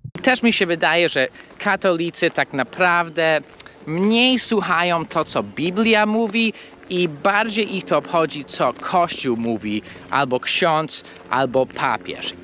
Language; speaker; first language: Polish; non-native, fluent; English